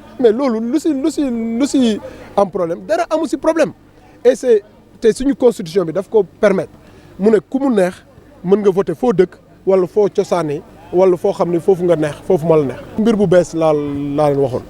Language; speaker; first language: Wolof; non-native, local second language; Fula